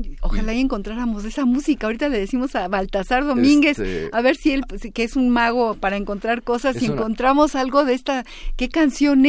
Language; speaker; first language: Spanish; native; Spanish